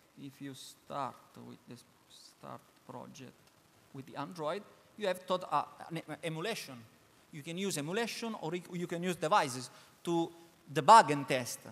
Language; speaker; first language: English; non-native, learner; Italian